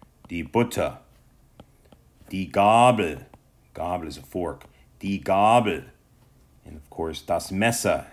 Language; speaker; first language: German; non-native, fluent; English